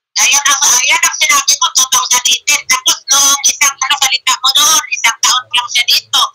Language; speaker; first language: Filipino; non-native, local second language; Cebuano